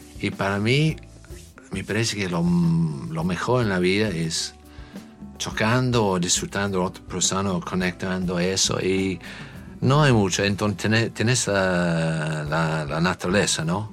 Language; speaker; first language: Spanish; non-native, learner; English